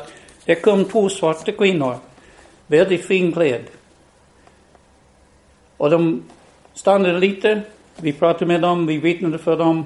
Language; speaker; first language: Swedish; non-native, fluent; English